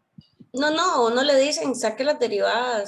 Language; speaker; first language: Spanish; native; Spanish